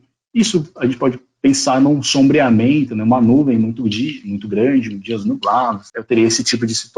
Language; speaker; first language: Portuguese; native; Portuguese